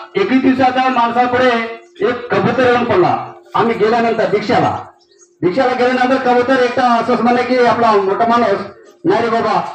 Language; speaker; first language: Marathi; non-native, local second language; Gondi